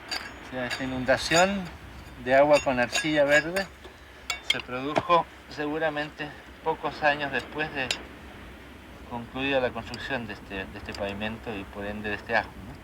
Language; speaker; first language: Spanish; native; Spanish